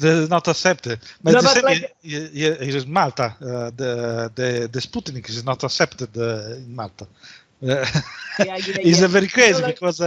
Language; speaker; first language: English; non-native, learner; Italian